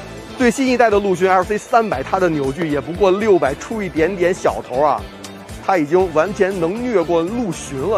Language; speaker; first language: Chinese; native; Chinese